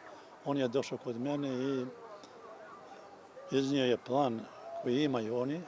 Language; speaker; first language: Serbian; non-native, local second language; Albanian